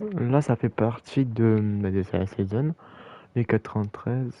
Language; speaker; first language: French; native; French